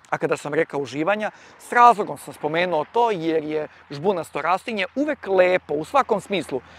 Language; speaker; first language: Croatian; native; Croatian